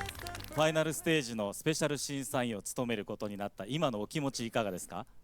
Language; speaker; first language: Japanese; native; Japanese